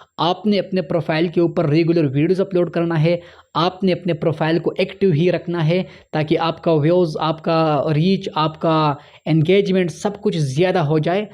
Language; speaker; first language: Urdu; non-native, local second language; Punjabi